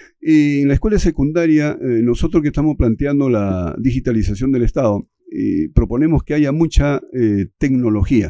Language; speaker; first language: Spanish; native; Spanish